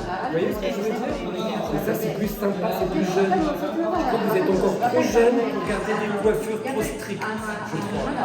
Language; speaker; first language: French; native; French